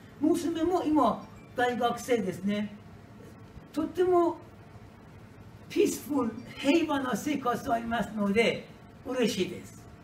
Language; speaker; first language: Japanese; non-native, learner; Persian